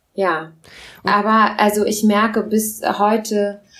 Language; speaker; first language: German; non-native, local second language; Russian